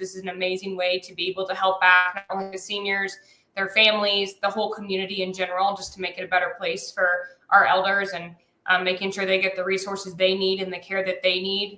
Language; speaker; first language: English; native; English